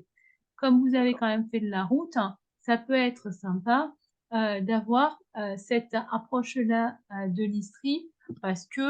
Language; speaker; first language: French; native; French